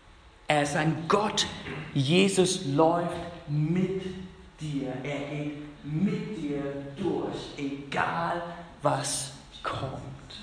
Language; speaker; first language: German; non-native, fluent; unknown